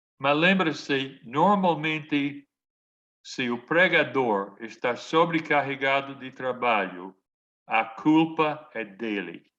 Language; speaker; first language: Portuguese; non-native, fluent; English